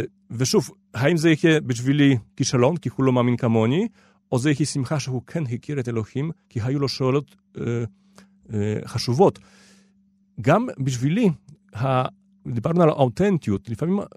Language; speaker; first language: Hebrew; non-native, fluent; Polish